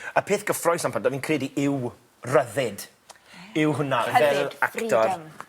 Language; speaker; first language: Welsh; native; Welsh